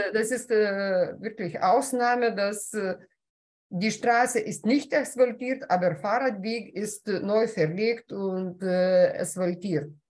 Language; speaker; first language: German; non-native, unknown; Lithuanian